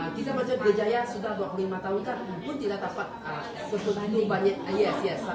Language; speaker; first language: Malay; non-native, local second language; Chinese